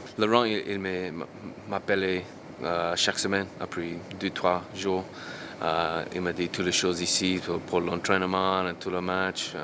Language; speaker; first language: French; non-native, learner; English